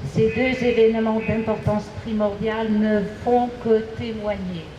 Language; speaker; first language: French; non-native, fluent; Armenian